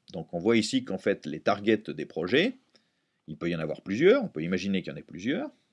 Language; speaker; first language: French; native; French